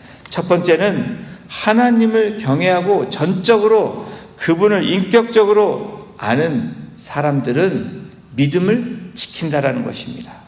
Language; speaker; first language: Korean; native; Korean